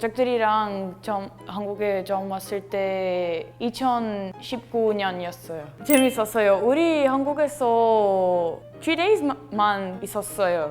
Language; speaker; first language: Korean; non-native, learner; Portuguese